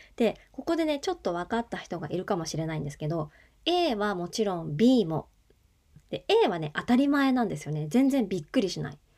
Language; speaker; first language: Japanese; native; Japanese